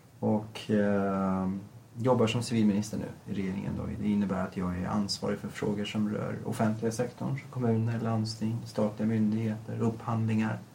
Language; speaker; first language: Swedish; early bilingual, other home language; Persian